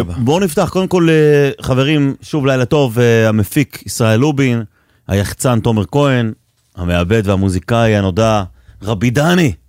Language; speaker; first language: Hebrew; native; Hebrew